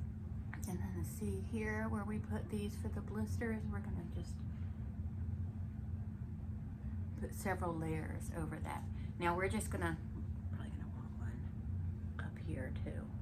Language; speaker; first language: English; native; English